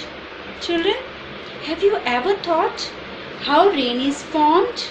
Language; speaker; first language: English; non-native, local second language; Hindi